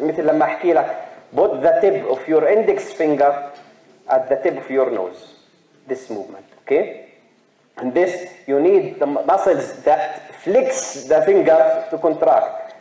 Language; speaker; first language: English; non-native, fluent; Arabic